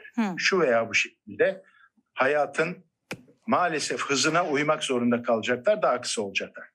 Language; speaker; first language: Turkish; native; Turkish